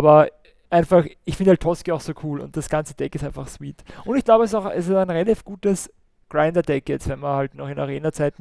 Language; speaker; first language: German; native; German